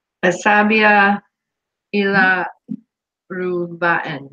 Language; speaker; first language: Arabic; non-native, learner; English